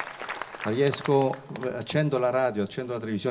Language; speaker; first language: Italian; native; Italian